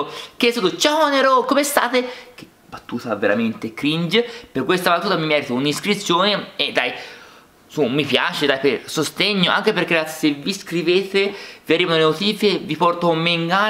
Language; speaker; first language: Italian; native; Italian